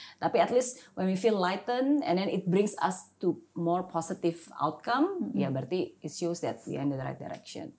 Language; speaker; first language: English; non-native, fluent; Indonesian